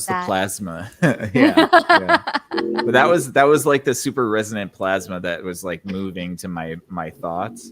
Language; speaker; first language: English; native; English